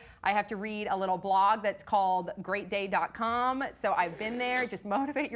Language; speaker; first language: English; native; English